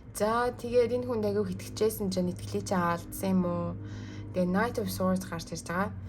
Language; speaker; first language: Mongolian; early bilingual, heritage; Mongolian